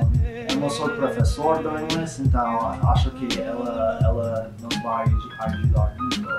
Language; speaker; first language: Portuguese; non-native, learner; English